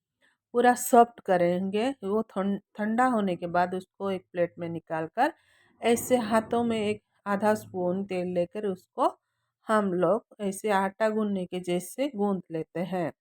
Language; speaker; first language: Hindi; non-native, local second language; Odia